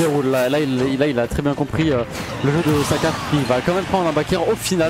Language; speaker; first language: French; native; French